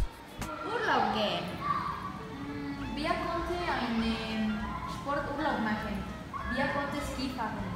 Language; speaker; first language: German; non-native, learner; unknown